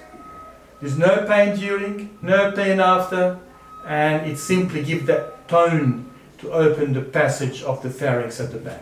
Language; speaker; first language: English; non-native, fluent; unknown